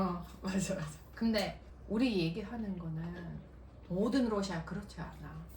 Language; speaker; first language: Korean; non-native, fluent; Russian